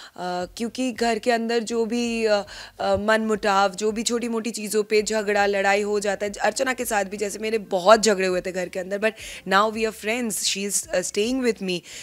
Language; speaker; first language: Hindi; non-native, local second language; Bangla